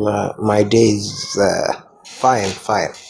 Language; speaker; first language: English; non-native, learner; Arabic